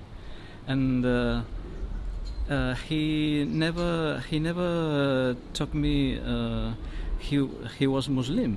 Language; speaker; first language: English; non-native, learner; Spanish